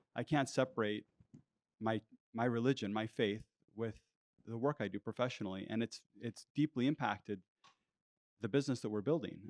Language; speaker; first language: English; early bilingual, heritage; English